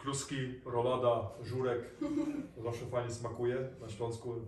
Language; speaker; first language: Polish; early bilingual, heritage; Polish